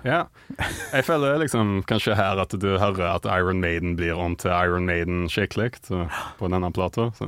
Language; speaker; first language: Norwegian; early bilingual, other home language; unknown